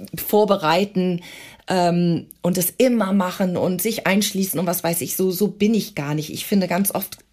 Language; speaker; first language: German; early bilingual, other home language; English